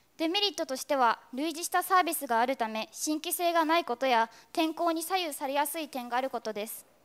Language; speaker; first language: Japanese; native; Japanese